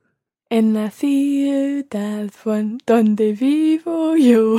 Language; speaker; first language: Spanish; non-native, learner; English